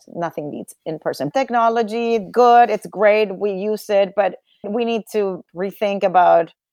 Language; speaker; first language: English; non-native, fluent; Spanish